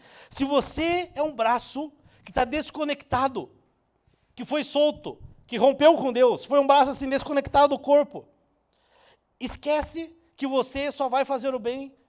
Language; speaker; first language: Portuguese; native; Portuguese